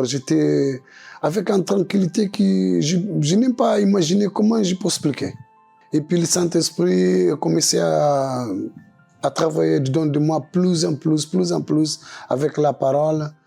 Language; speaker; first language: French; non-native, local second language; Portuguese